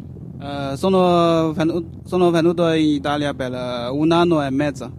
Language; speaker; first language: Italian; non-native, learner; Chinese